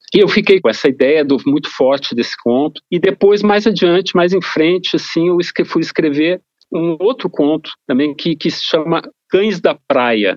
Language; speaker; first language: Portuguese; native; Portuguese